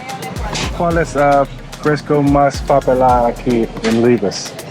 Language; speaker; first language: Spanish; non-native, learner; English